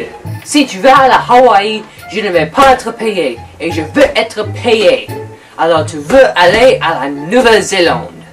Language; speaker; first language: French; non-native, learner; English